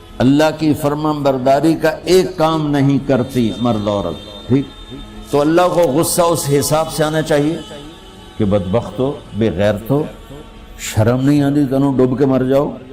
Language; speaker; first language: Urdu; non-native, local second language; Punjabi